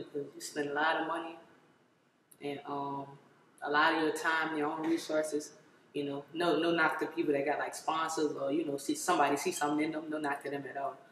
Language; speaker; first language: English; native; English